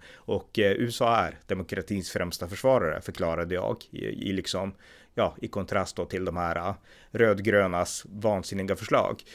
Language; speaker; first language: Swedish; native; Swedish